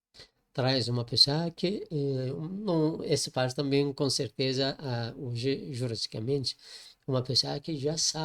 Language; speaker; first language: Portuguese; non-native, learner; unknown